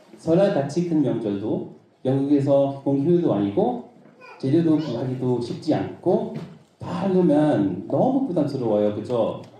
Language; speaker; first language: Korean; non-native, fluent; English